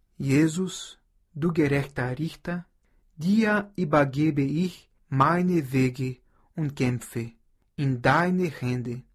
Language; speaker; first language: German; non-native, fluent; Portuguese